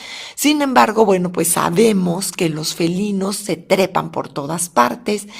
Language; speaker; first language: Spanish; native; Spanish